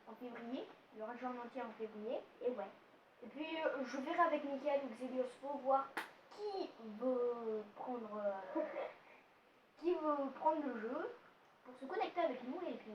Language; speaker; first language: French; native; French